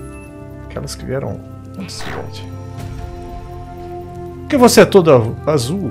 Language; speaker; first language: Portuguese; native; Portuguese